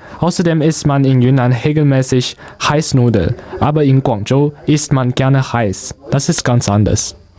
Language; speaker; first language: German; non-native, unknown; Chinese